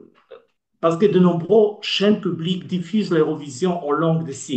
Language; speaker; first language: French; non-native, learner; Polish